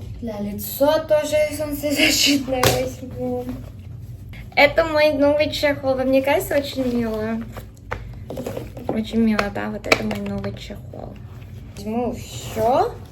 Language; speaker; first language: Russian; non-native, fluent; Korean